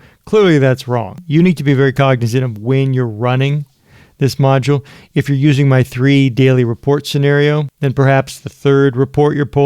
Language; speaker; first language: English; native; English